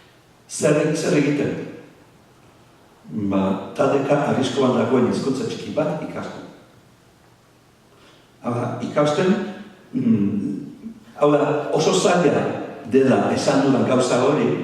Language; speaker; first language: Basque; non-native, fluent; English